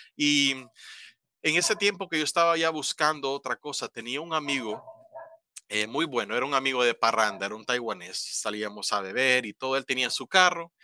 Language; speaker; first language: Spanish; native; Spanish